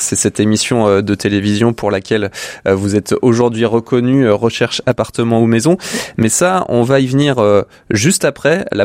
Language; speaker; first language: French; native; French